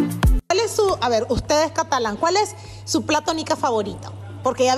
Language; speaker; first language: Spanish; native; Spanish